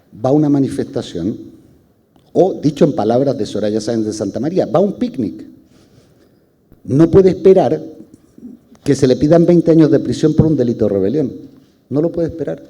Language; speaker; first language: Spanish; native; Spanish